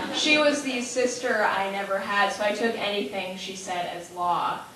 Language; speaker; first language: English; native; English